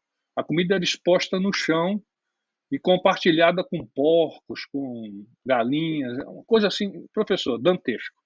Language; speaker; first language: Portuguese; native; Portuguese